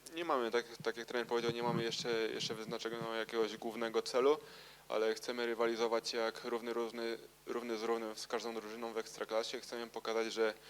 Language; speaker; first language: Polish; native; Polish